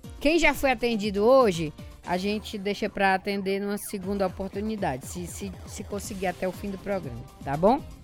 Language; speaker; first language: Portuguese; native; Portuguese